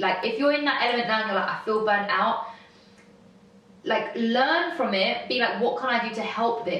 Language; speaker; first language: English; native; English